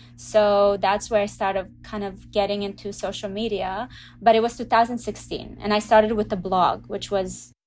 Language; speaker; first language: English; early bilingual, other home language; Russian